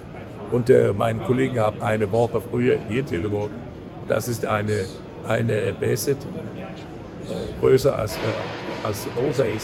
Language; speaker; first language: German; non-native, learner; Danish